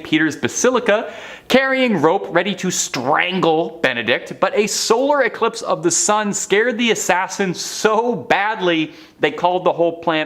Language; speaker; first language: English; native; English